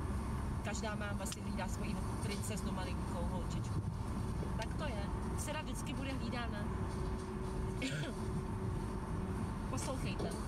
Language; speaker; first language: Czech; native; Czech